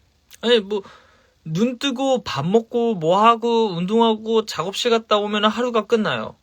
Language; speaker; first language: Korean; native; Korean